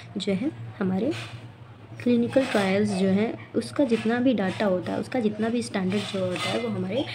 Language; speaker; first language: Hindi; native; Hindi